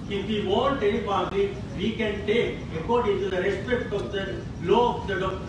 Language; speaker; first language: English; non-native, local second language; Sinhala